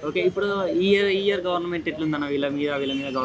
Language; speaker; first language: Telugu; native; Telugu